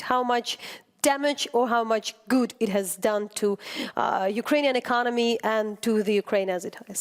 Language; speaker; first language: English; non-native, fluent; Ukrainian